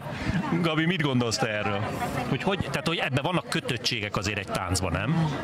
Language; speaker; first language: Hungarian; native; Hungarian